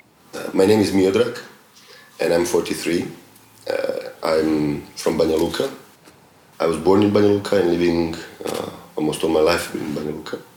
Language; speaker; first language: English; non-native, fluent; Croatian